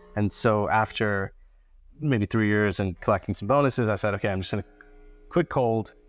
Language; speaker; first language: English; early bilingual, other home language; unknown